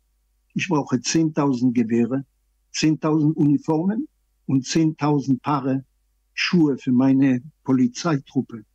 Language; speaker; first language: German; non-native, fluent; Hebrew